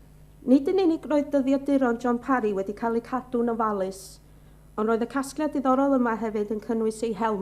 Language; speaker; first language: Welsh; native; Welsh